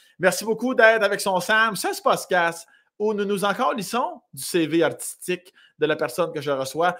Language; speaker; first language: French; native; French